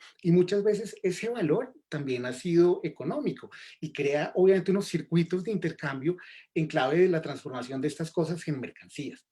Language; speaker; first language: Spanish; native; Spanish